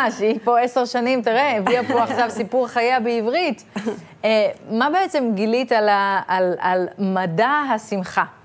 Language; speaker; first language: Hebrew; native; Hebrew